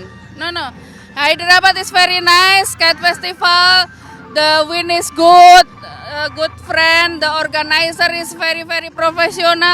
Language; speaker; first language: English; non-native, learner; Polish